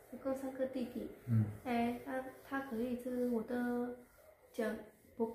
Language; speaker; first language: Chinese; non-native, learner; Vietnamese